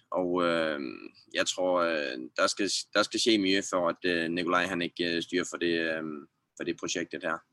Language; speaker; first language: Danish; native; Danish